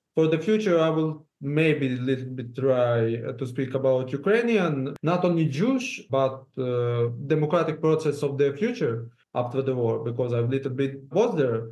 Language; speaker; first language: English; non-native, learner; Russian